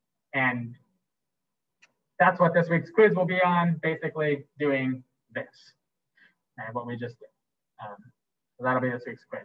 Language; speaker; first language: English; native; English